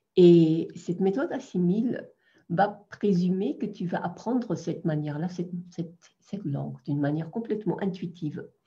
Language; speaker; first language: French; non-native, fluent; German